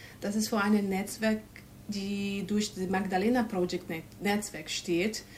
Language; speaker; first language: German; non-native, fluent; Portuguese